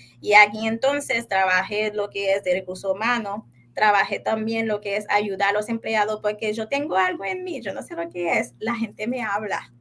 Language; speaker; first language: Spanish; non-native, fluent; Haitian Creole